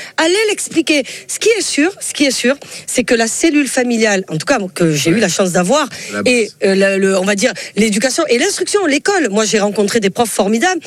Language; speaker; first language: French; native; French